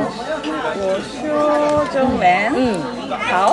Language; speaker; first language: Chinese; non-native, learner; Japanese